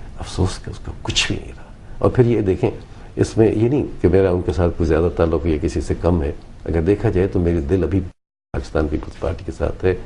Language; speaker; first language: Urdu; non-native, local second language; Punjabi